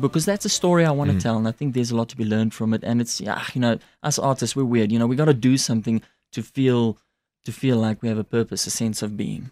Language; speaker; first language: English; non-native, local second language; Afrikaans